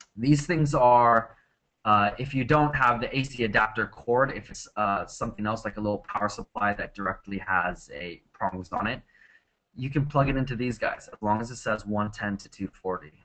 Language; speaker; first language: English; native; English